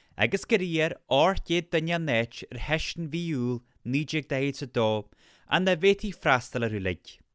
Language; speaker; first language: Irish; native; Irish